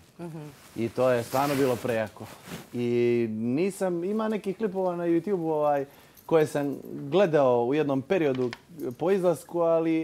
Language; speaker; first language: Serbian; native; Serbian